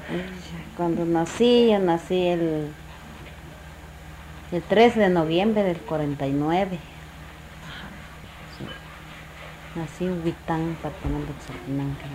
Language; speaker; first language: Spanish; non-native, local second language; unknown